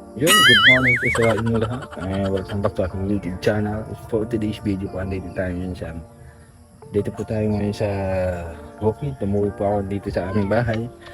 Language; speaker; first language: Filipino; non-native, local second language; Bikol